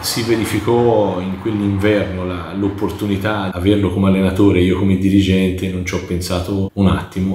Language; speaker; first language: Italian; native; Italian